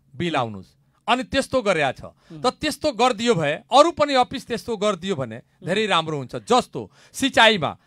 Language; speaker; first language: Nepali; non-native, local second language; Bhojpuri